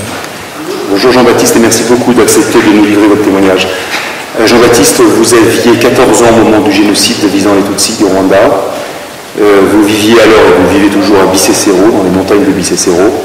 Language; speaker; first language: French; native; French